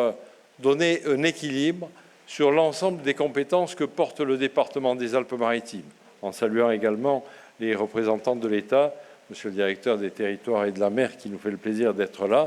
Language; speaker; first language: French; native; French